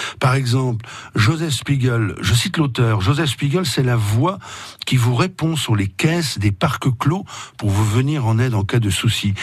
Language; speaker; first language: French; native; French